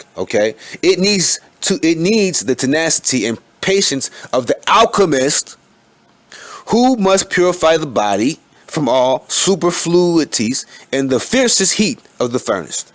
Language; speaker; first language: English; native; English